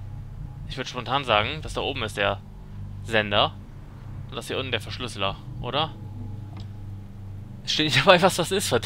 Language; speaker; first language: German; native; German